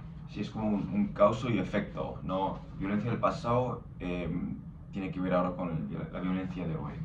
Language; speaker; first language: Spanish; non-native, fluent; English